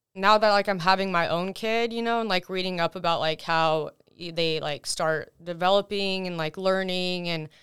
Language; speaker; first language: English; early bilingual, other home language; Russian